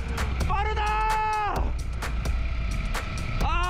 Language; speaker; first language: Korean; native; Korean